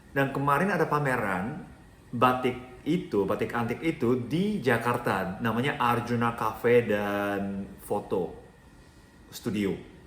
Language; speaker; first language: Indonesian; non-native, fluent; Japanese